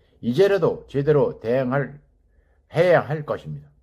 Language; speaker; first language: Korean; native; Korean